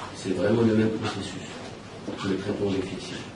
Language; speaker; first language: French; non-native, local second language; Arabic